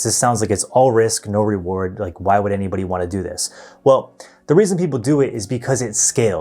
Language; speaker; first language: English; native; English